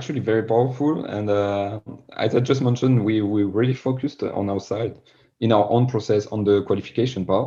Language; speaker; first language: English; non-native, fluent; French